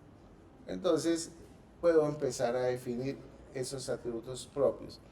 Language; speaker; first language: Spanish; native; Spanish